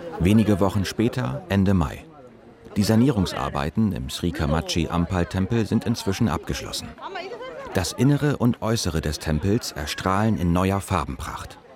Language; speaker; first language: German; native; German